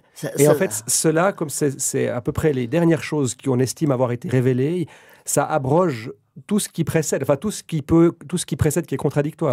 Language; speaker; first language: French; native; French